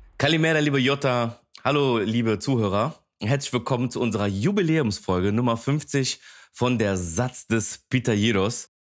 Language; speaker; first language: German; early bilingual, other home language; Greek